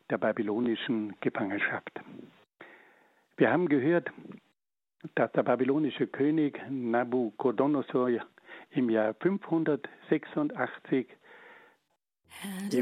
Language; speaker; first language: German; native; German